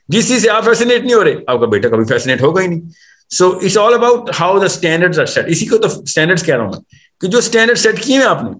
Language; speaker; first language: Urdu; native; Urdu